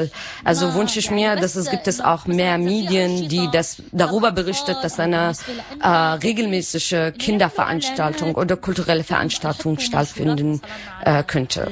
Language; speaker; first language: German; non-native, learner; Arabic